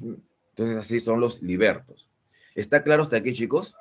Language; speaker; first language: Spanish; native; Spanish